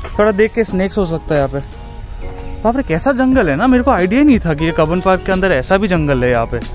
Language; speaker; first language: Hindi; non-native, local second language; Bangla